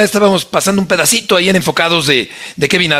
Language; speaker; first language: Spanish; native; Spanish